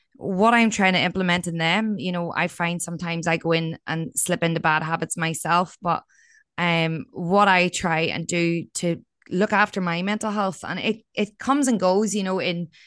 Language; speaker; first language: English; native; English